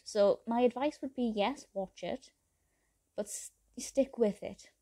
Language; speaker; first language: English; native; English